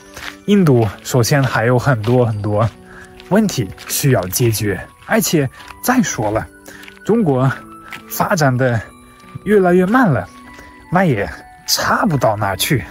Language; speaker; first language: Chinese; non-native, fluent; German